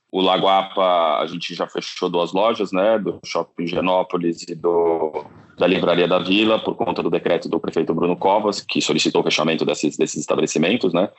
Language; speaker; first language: Portuguese; native; Portuguese